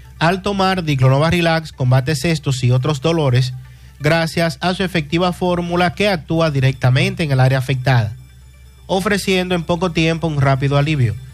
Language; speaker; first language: Spanish; native; Spanish